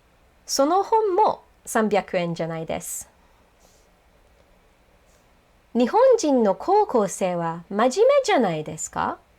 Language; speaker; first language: Japanese; non-native, fluent; English